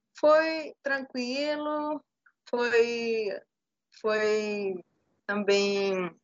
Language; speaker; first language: Portuguese; non-native, fluent; Spanish